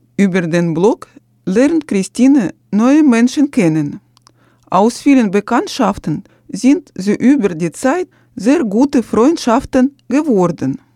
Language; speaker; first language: German; non-native, fluent; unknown